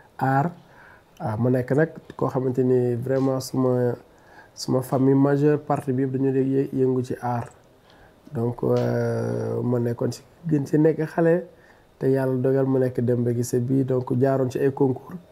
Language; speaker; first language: Wolof; non-native, local second language; Fula